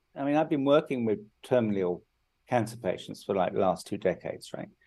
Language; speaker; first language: English; native; English